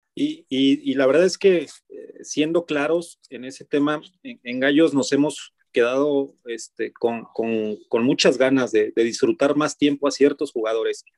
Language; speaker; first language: Spanish; native; Spanish